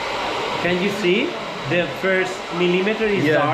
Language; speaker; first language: English; non-native, learner; Spanish